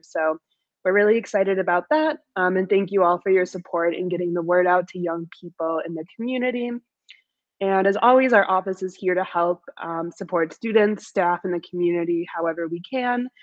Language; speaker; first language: English; native; English